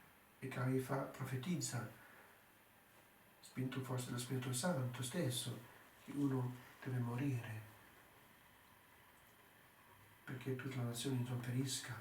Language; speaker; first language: Italian; non-native, fluent; English